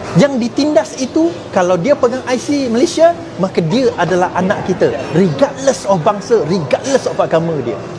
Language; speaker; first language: Malay; non-native, local second language; Chinese